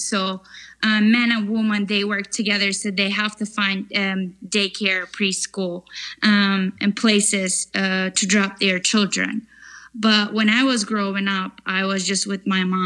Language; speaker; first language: English; non-native, fluent; Turkish